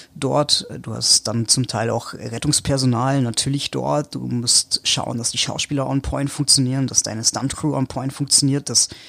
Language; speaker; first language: German; native; German